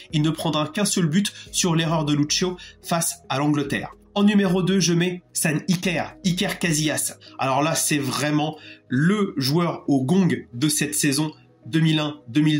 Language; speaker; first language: French; native; French